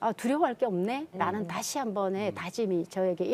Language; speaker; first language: Korean; native; Korean